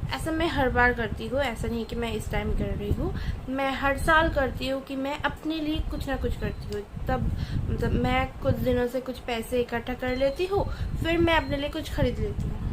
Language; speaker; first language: Hindi; non-native, local second language; Bangla